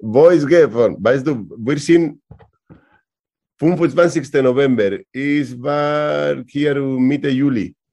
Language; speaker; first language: German; non-native, learner; Spanish